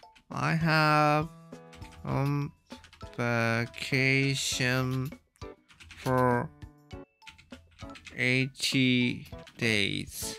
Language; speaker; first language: English; non-native, learner; Japanese